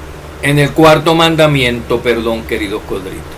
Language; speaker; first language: Spanish; native; Spanish